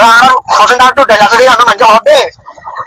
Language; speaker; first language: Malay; non-native, learner; Rohingya